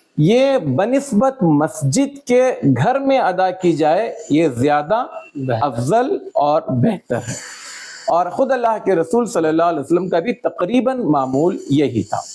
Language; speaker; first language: Urdu; native; Urdu